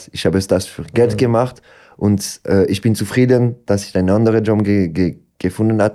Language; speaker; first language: German; non-native, local second language; French